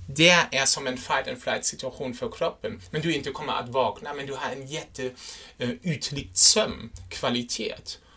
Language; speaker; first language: Swedish; non-native, fluent; German